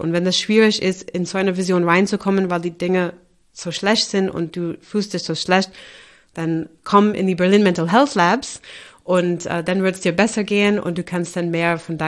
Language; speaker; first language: German; non-native, fluent; English